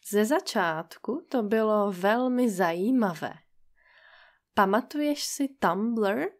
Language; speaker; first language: Czech; native; Czech